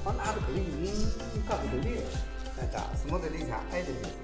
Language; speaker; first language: Russian; non-native, learner; Chinese